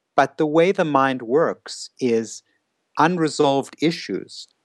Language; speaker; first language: English; native; English